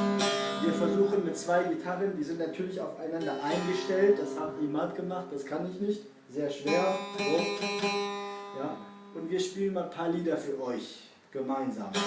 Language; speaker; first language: German; non-native, fluent; Kurdish